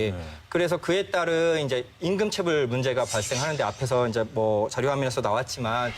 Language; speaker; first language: Korean; native; Korean